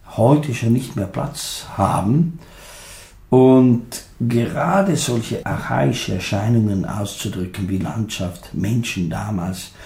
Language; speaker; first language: German; non-native, local second language; Ladin